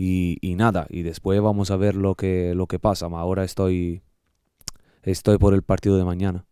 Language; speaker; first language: Spanish; non-native, learner; Italian